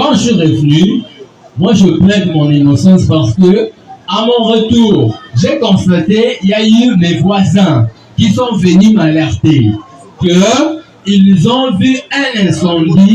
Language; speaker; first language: French; non-native, local second language; Lingala